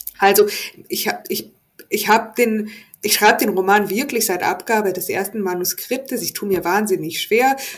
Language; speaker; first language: German; native; German